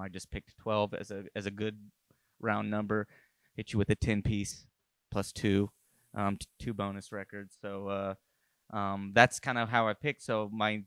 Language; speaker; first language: English; native; English